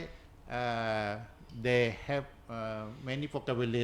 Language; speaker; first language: English; non-native, learner; Indonesian